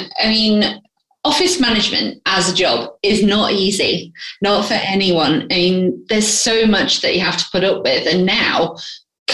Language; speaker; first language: English; native; English